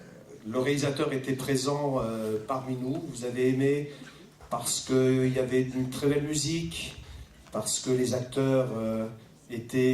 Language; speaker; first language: French; native; French